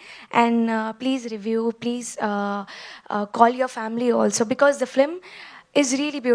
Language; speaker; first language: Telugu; non-native, learner; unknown